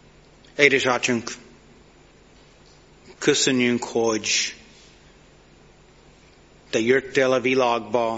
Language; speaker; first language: Hungarian; non-native, learner; English